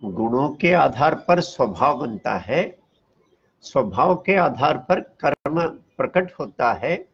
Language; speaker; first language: Hindi; non-native, local second language; Tamil